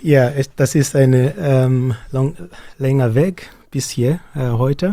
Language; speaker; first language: German; non-native, learner; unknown